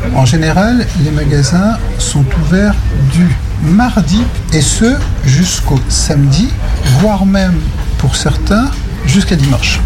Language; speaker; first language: French; native; French